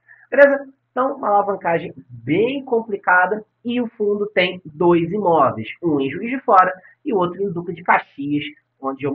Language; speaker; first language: Portuguese; native; Portuguese